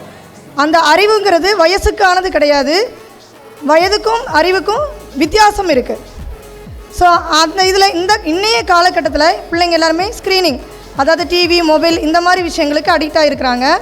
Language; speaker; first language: Tamil; native; Tamil